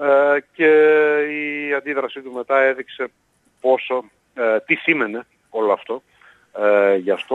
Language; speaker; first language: Greek; native; Greek